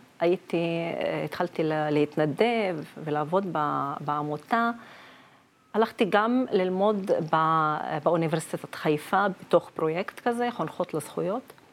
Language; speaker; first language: Hebrew; non-native, local second language; Arabic